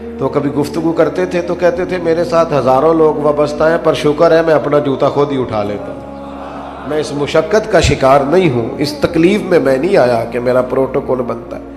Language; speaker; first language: Urdu; non-native, local second language; Punjabi